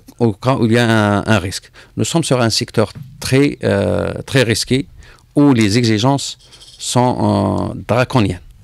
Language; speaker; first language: French; non-native, local second language; Arabic